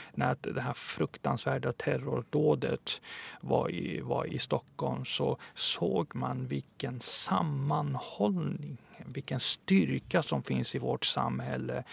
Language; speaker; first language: Swedish; early bilingual, other home language; Persian